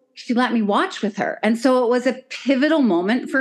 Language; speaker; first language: English; native; English